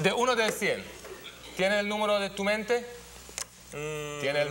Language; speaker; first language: Spanish; non-native, learner; Hebrew